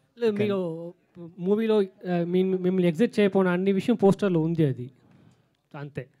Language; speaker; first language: Telugu; non-native, local second language; Tamil